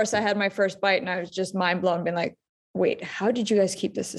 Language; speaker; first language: English; native; English